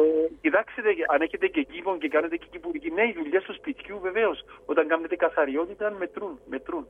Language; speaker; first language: Greek; native; Greek